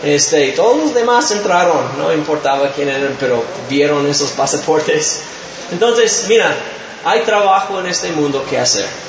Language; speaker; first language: Spanish; non-native, fluent; English